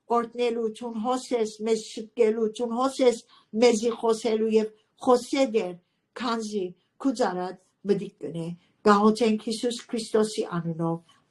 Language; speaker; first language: Armenian; early bilingual, heritage; Armenian